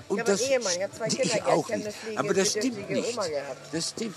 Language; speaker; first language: German; non-native, fluent; Dutch